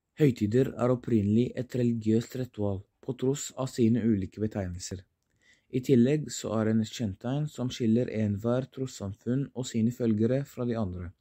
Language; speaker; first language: Norwegian; non-native, fluent; Arabic